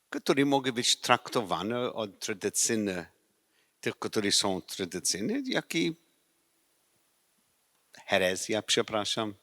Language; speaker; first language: Polish; non-native, learner; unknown